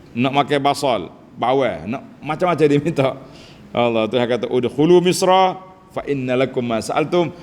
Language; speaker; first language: Malay; native; Malay